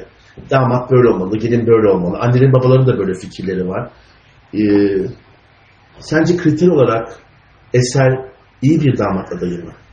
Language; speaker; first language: Turkish; native; Turkish